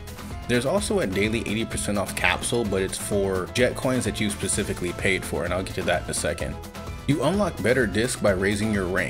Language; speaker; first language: English; native; English